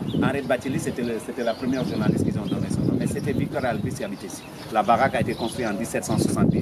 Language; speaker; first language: French; non-native, local second language; Wolof